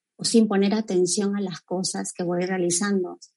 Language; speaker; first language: Spanish; native; Spanish